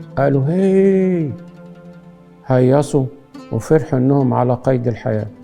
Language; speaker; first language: Egyptian Arabic; native; Egyptian Arabic